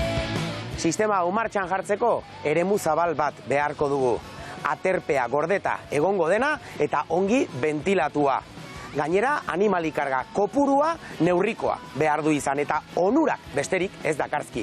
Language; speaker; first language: Basque; native; Basque